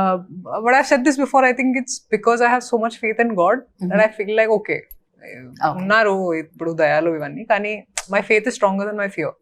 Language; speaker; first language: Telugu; non-native, fluent; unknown